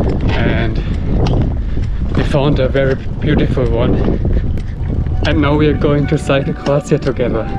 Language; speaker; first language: English; non-native, fluent; German